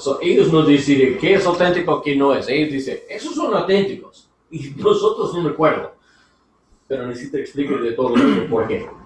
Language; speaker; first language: Spanish; non-native, learner; English